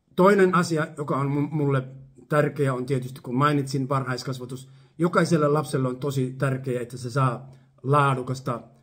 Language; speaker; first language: Finnish; non-native, fluent; Somali